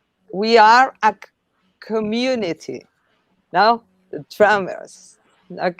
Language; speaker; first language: English; non-native, learner; Portuguese